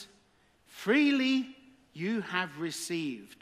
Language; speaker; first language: English; native; English